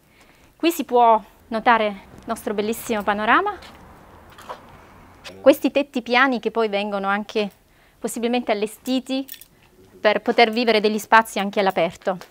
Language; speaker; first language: Italian; native; Italian